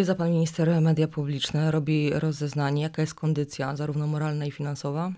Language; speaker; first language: Polish; native; Polish